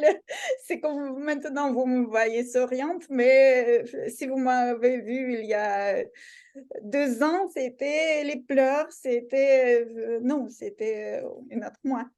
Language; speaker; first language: French; non-native, fluent; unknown